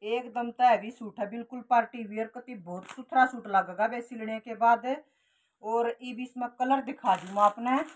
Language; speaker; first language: Hindi; native; Hindi